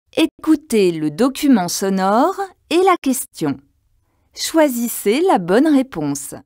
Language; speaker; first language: French; native; French